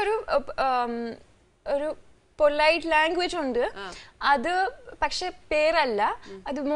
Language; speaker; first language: Malayalam; non-native, fluent; French